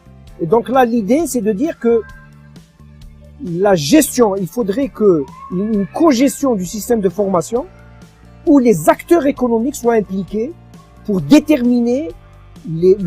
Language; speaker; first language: French; non-native, local second language; Arabic